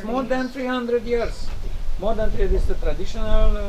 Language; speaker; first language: English; non-native, learner; Romanian